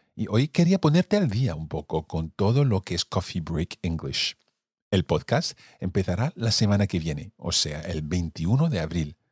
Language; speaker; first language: Spanish; non-native, fluent; English